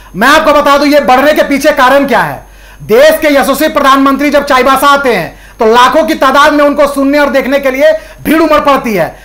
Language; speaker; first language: Hindi; native; Hindi